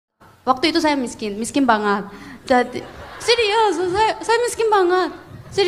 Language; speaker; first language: Indonesian; non-native, fluent; Korean